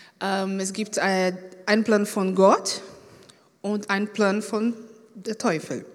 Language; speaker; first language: German; non-native, fluent; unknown